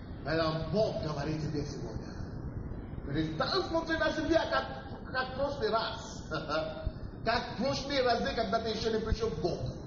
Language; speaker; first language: Russian; non-native, fluent; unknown